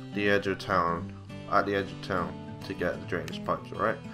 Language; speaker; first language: English; native; English